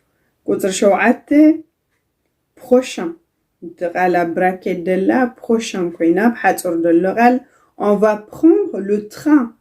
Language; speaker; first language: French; non-native, fluent; Tigrinya